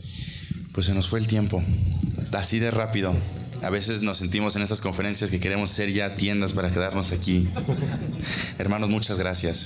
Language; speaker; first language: Spanish; native; Spanish